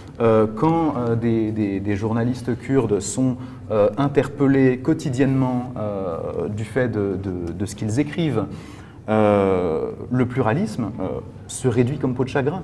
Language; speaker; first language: French; native; French